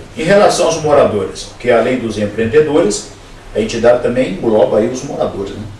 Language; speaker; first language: Portuguese; native; Portuguese